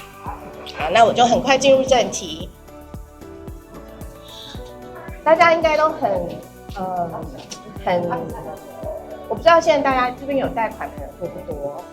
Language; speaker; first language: Chinese; native; Chinese